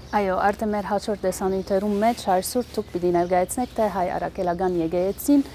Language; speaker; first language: Armenian; native; Armenian